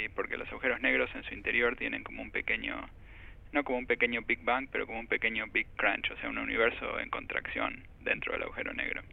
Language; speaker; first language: Spanish; native; Spanish